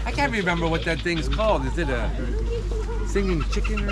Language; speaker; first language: English; native; English